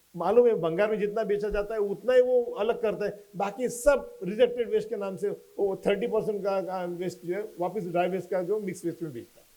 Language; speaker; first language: Hindi; non-native, local second language; Marathi